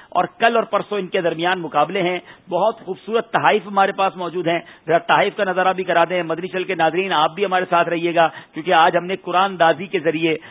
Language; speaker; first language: Urdu; native; Urdu